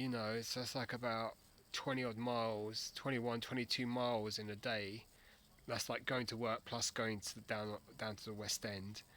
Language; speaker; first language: English; native; English